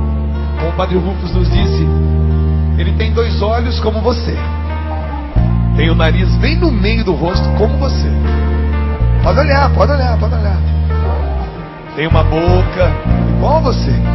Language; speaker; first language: Portuguese; native; Portuguese